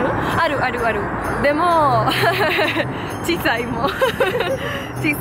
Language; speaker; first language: Japanese; non-native, learner; Spanish